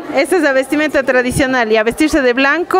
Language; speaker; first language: Spanish; native; Spanish